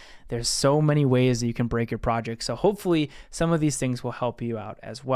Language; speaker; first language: English; native; English